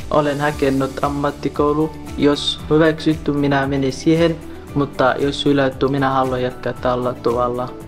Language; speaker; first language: Finnish; non-native, learner; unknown